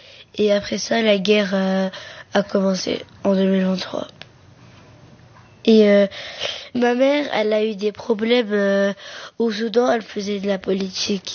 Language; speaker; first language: French; early bilingual, other home language; Arabic